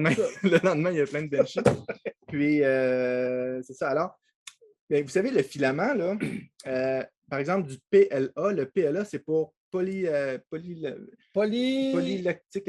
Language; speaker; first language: French; native; French